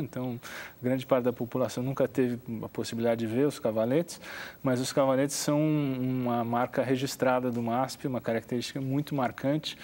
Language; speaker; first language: Portuguese; native; Portuguese